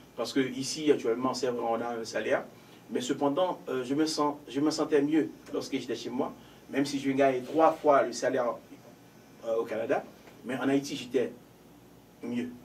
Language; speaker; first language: French; non-native, local second language; Haitian Creole